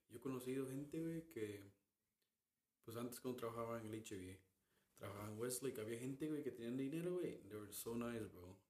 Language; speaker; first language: Spanish; early bilingual, heritage; Spanish